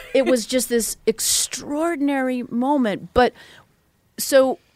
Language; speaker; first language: English; native; English